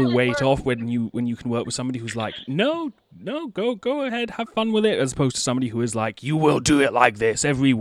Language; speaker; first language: English; native; English